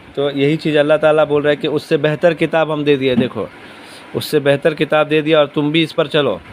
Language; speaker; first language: Urdu; native; Urdu